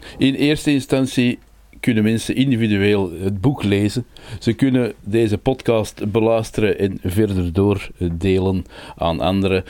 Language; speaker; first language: Dutch; native; Dutch